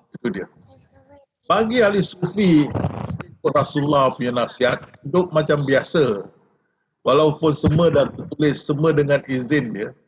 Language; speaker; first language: Malay; native; Malay